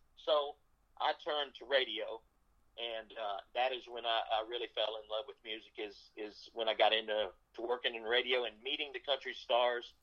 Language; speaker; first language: English; native; English